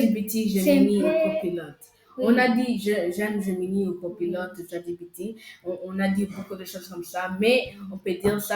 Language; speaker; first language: French; non-native, local second language; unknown